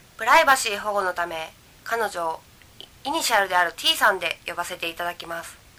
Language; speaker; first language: Japanese; native; Japanese